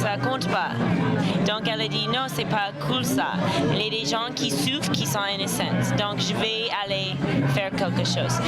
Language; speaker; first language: French; non-native, fluent; English